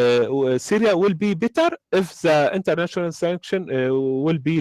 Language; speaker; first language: English; non-native, learner; Arabic